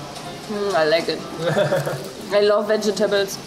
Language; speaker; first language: English; non-native, fluent; German